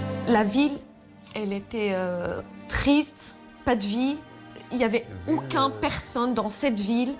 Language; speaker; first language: French; non-native, fluent; Assyrian Neo-Aramaic